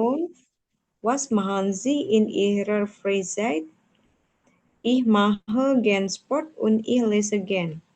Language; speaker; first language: German; non-native, learner; Indonesian